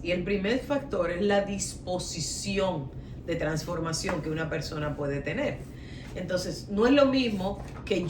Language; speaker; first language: Spanish; native; Spanish